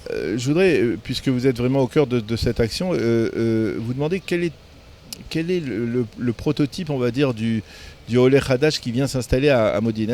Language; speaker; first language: French; native; French